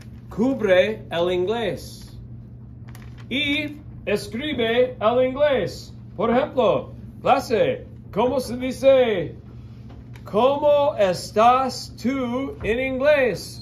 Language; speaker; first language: Spanish; non-native, fluent; English